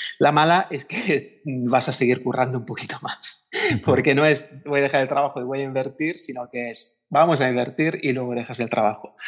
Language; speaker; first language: Spanish; non-native, fluent; Italian